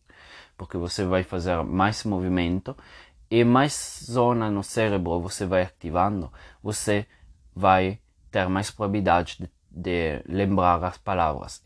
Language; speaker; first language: Portuguese; non-native, fluent; Spanish